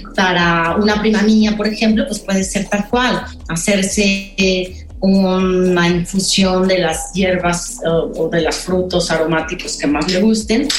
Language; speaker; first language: Spanish; native; Spanish